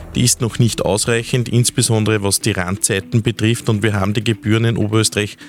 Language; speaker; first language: German; native; German